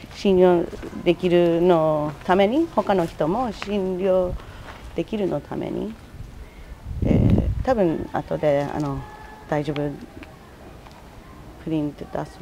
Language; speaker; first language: Japanese; non-native, learner; English